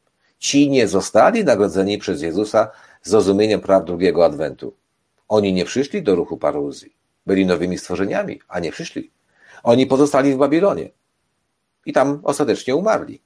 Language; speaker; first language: Polish; native; Polish